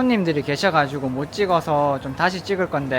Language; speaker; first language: Korean; native; Korean